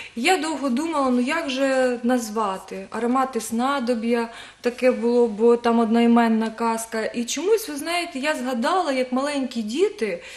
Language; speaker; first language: Ukrainian; native; Ukrainian